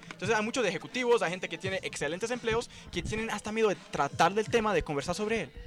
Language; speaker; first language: Spanish; non-native, fluent; Portuguese